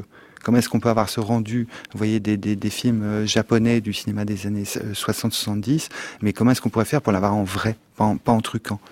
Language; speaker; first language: French; native; French